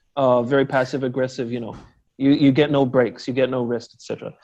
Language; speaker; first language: English; native; English